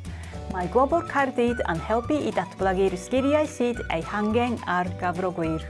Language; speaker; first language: Welsh; non-native, learner; Japanese